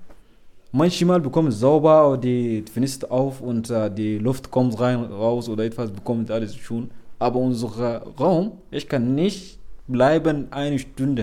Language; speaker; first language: German; non-native, learner; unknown